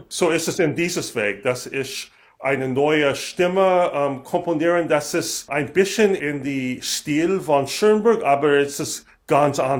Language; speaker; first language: German; non-native, learner; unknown